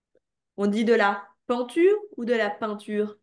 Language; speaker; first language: French; native; French